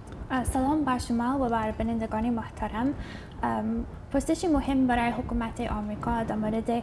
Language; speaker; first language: Persian; non-native, fluent; English